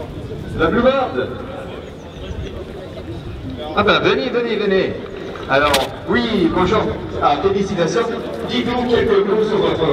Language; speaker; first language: French; native; French